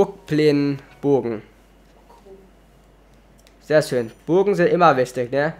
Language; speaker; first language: German; native; German